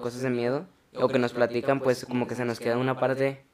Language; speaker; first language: Spanish; native; Spanish